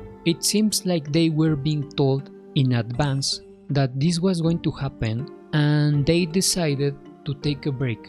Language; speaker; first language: English; non-native, fluent; Spanish